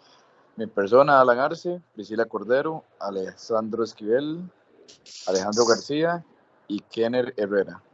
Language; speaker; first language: Spanish; native; Spanish